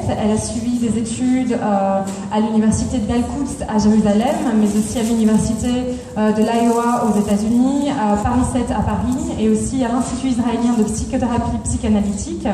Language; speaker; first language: French; native; French